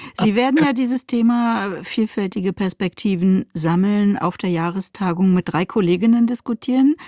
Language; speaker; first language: German; native; German